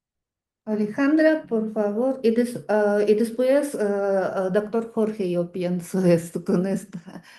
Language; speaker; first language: Spanish; non-native, fluent; Russian